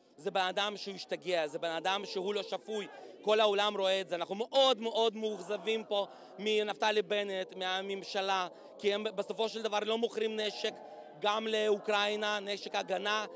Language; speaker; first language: Hebrew; non-native, fluent; Russian